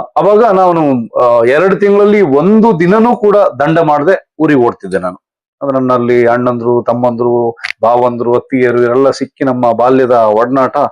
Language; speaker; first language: Kannada; native; Kannada